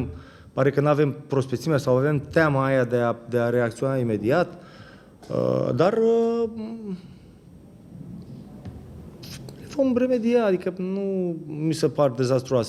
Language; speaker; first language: Romanian; native; Romanian